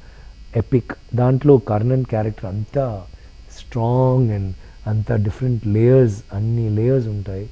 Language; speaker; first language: Telugu; non-native, local second language; Tamil